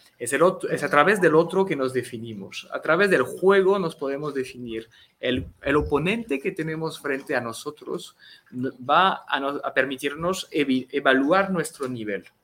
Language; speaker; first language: Spanish; non-native, fluent; French